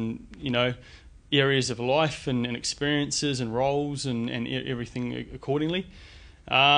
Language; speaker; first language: English; native; English